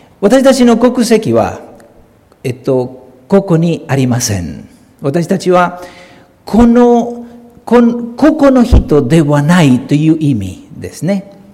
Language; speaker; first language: Japanese; non-native, fluent; Spanish